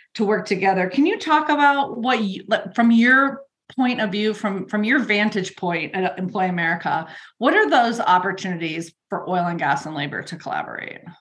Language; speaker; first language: English; native; English